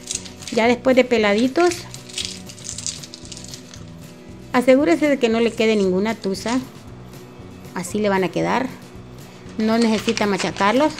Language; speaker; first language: Spanish; native; Spanish